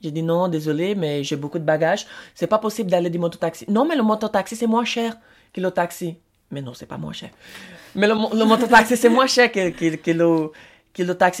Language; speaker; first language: French; non-native, learner; Portuguese